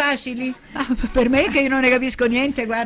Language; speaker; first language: Italian; native; Italian